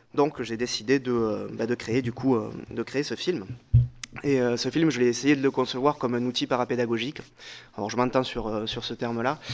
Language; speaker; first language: French; native; French